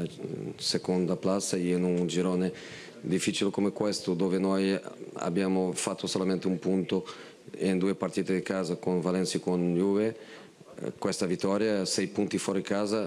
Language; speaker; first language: Italian; non-native, fluent; Portuguese